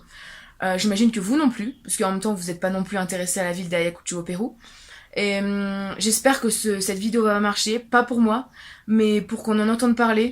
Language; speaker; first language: French; native; French